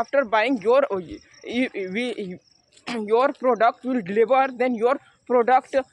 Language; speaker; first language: English; non-native, learner; Hindi